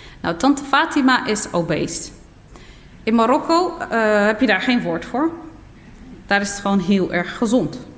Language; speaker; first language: Dutch; early bilingual, other home language; Riffian